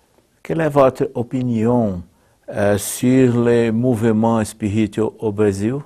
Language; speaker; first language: French; non-native, learner; Portuguese